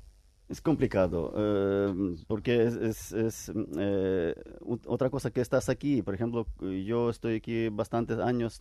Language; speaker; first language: Spanish; non-native, fluent; Ukrainian